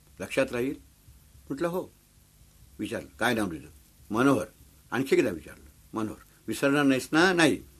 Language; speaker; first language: Marathi; non-native, local second language; Konkani